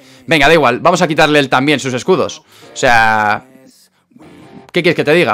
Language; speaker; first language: Spanish; native; Spanish